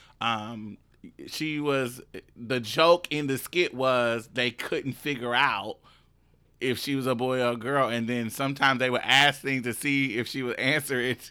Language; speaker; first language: English; native; English